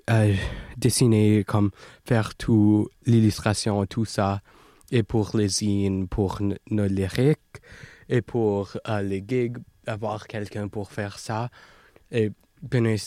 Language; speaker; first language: French; non-native, local second language; English